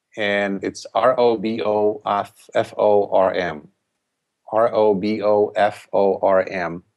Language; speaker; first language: English; non-native, fluent; Polish